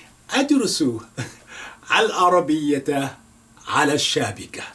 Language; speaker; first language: Arabic; non-native, fluent; Yoruba